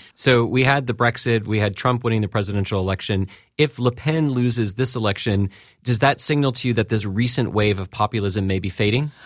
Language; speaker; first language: English; native; English